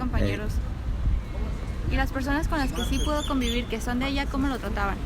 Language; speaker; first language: Spanish; native; Spanish